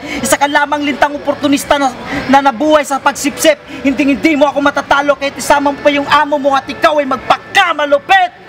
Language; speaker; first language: Filipino; non-native, local second language; Cebuano